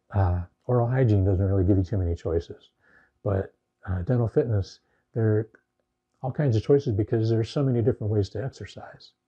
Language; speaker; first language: English; native; English